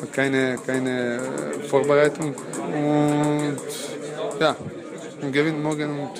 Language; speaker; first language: German; non-native, learner; Croatian